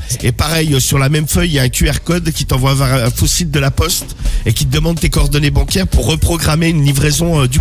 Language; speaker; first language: French; native; French